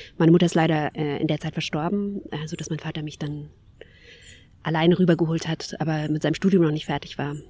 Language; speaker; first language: German; early bilingual, other home language; Kabyle